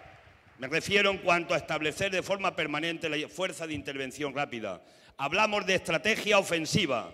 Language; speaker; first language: Spanish; native; Spanish